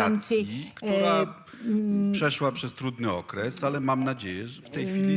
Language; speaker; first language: Polish; native; Polish